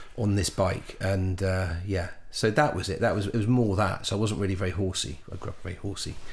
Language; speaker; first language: English; native; English